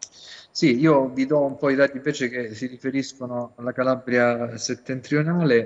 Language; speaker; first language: Italian; native; Italian